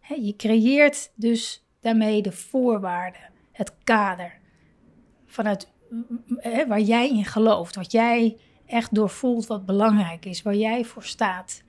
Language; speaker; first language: Dutch; native; Dutch